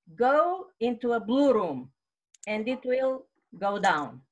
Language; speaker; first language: English; non-native, fluent; Bulgarian